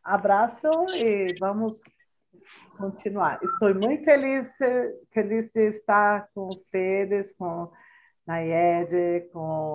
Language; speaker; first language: Spanish; non-native, learner; Portuguese